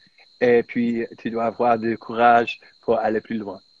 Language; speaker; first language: French; non-native, fluent; English